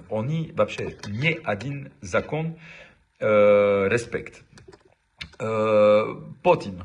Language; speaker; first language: Ukrainian; non-native, learner; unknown